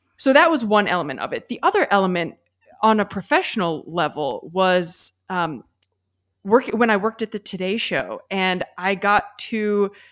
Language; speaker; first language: English; native; English